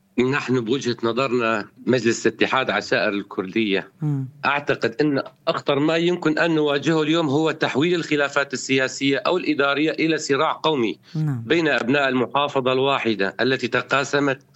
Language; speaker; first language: Arabic; non-native, local second language; Kurdish